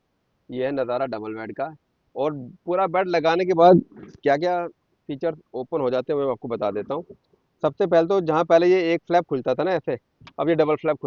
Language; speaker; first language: Hindi; native; Hindi